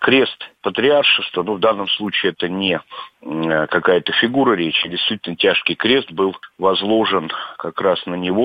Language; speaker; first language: Russian; native; Russian